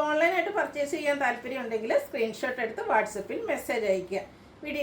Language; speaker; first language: Malayalam; native; Malayalam